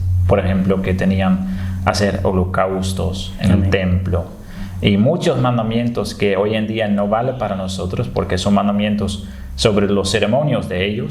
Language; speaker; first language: Spanish; non-native, fluent; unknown